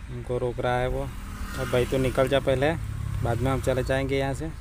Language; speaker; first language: Hindi; non-native, local second language; Gujarati